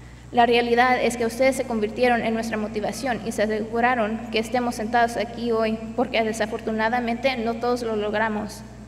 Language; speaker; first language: Spanish; early bilingual, other home language; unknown